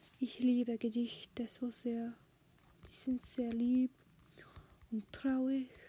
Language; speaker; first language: German; non-native, learner; English